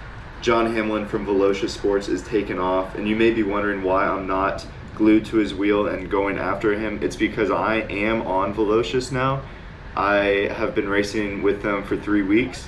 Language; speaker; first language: English; native; English